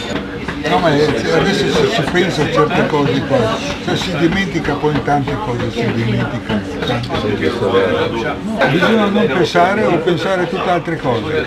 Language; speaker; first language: Italian; non-native, local second language; Slovenian